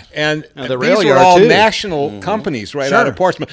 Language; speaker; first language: English; native; English